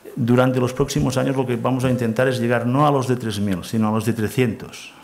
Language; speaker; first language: Spanish; non-native, local second language; Catalan